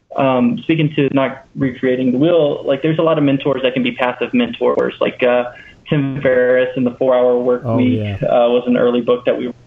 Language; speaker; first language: English; native; English